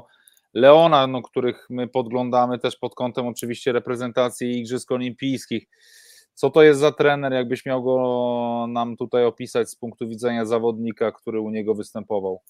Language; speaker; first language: Polish; native; Polish